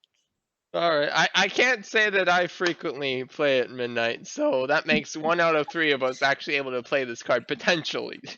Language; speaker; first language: English; native; English